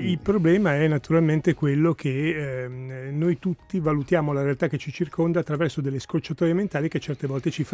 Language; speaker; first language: Italian; native; Italian